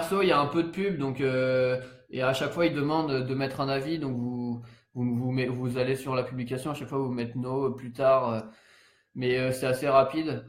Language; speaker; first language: French; native; French